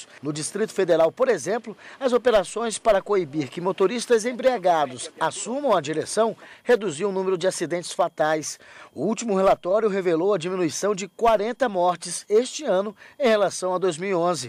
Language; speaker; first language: Portuguese; native; Portuguese